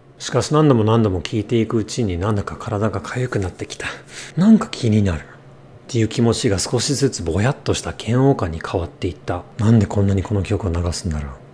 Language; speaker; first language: Japanese; non-native, fluent; English